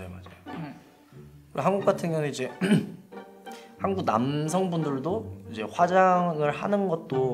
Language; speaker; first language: Korean; early bilingual, heritage; Korean